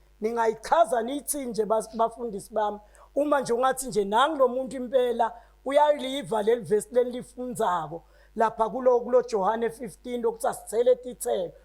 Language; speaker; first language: Zulu; non-native, local second language; Swati